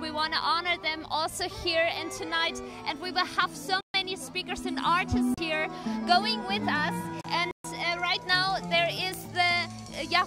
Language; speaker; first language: English; non-native, fluent; German